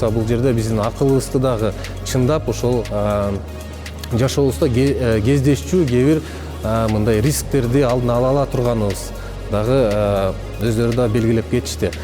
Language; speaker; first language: Kyrgyz; native; Kyrgyz